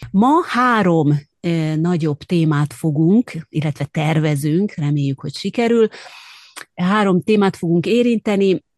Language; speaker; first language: Hungarian; native; Hungarian